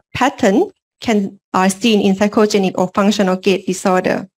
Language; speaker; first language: English; non-native, learner; Lao